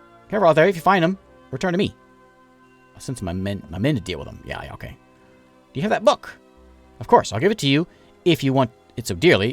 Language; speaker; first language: English; native; English